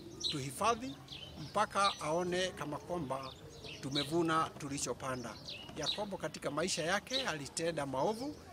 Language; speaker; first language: Swahili; non-native, local second language; Kikuyu